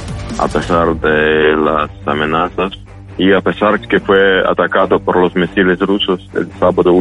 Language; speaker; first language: Spanish; non-native, fluent; Ukrainian